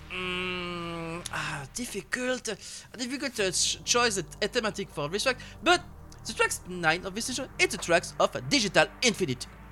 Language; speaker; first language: English; non-native, learner; French